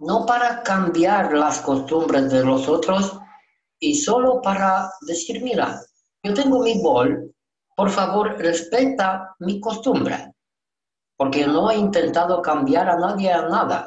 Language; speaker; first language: Spanish; non-native, learner; Romanian